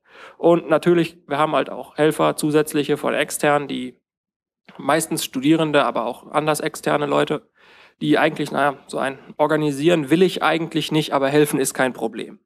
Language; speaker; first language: German; native; German